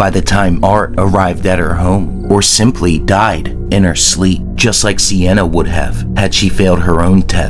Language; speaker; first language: English; native; English